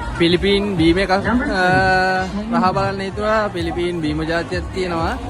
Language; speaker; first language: Sinhala; native; Sinhala